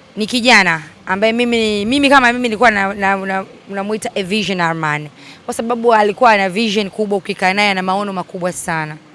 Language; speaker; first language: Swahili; native; Swahili